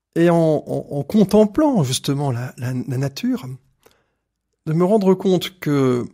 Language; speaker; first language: French; native; French